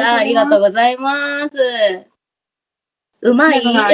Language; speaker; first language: Japanese; native; Japanese